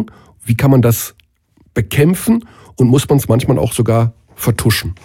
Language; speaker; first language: German; native; German